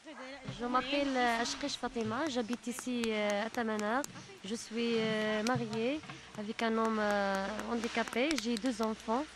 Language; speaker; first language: French; non-native, learner; Berber languages